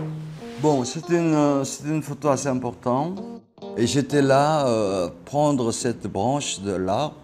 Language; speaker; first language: French; non-native, fluent; Korean